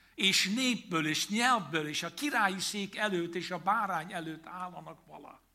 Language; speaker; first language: Hungarian; native; Hungarian